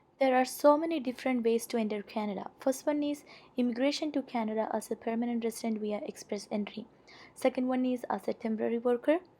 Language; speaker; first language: English; non-native, local second language; Malayalam